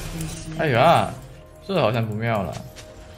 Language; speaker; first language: Chinese; native; Chinese